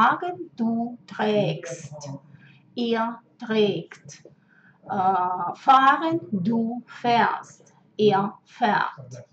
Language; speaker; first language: German; non-native, fluent; Russian